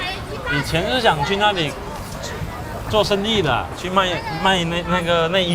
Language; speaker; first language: Chinese; native; Chinese